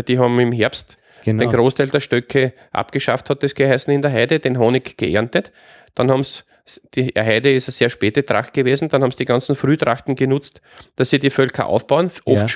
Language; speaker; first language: German; native; German